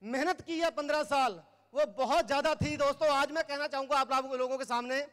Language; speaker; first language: Hindi; native; Hindi